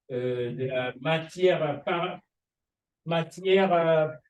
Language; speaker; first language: French; non-native, fluent; Japanese